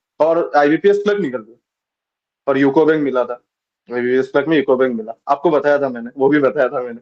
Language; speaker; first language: Hindi; non-native, local second language; Bangla